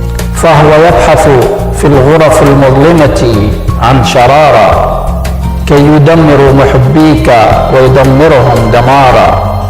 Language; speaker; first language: Arabic; native; Arabic